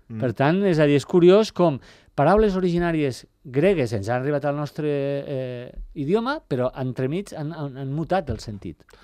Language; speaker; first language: Catalan; native; Catalan